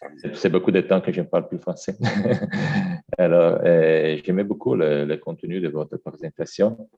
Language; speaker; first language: French; non-native, fluent; Italian